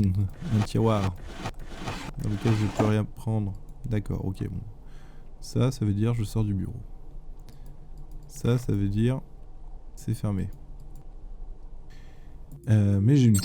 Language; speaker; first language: French; native; French